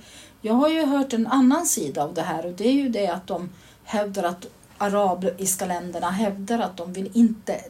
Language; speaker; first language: Swedish; native; Swedish